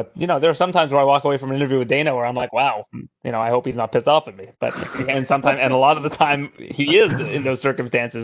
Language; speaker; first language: English; native; English